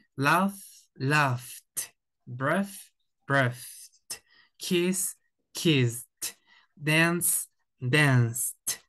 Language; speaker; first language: English; non-native, fluent; Spanish